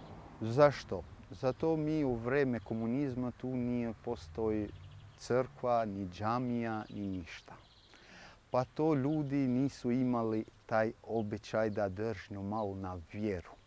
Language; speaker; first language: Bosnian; early bilingual, heritage; Serbian